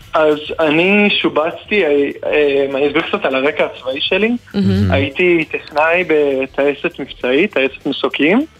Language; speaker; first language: Hebrew; non-native, fluent; English